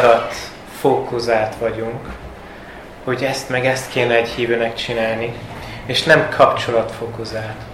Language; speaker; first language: Hungarian; early bilingual, heritage; Hungarian